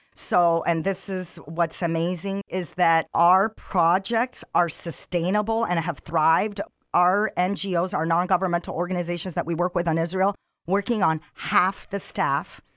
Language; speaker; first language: English; non-native, fluent; Arabic